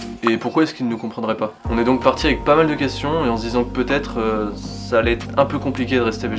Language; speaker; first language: French; native; French